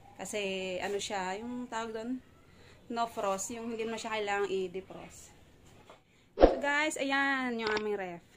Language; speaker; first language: Filipino; native; Filipino